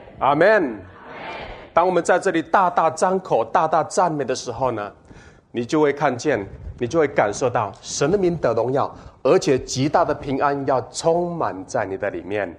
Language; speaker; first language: Chinese; non-native, local second language; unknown